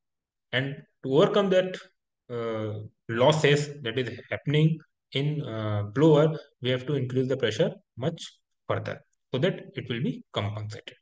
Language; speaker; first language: English; non-native, local second language; Hindi